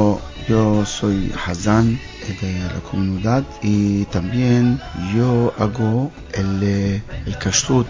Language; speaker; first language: Spanish; non-native, learner; Hebrew